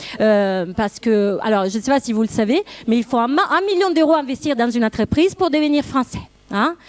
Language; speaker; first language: French; non-native, fluent; Italian